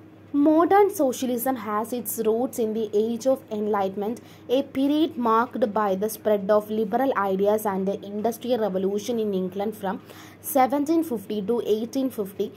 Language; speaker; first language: English; non-native, local second language; Malayalam